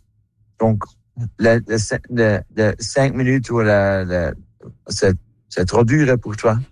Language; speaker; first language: French; non-native, learner; Dutch